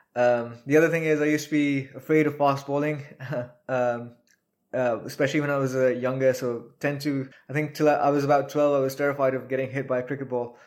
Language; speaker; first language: English; non-native, local second language; Urdu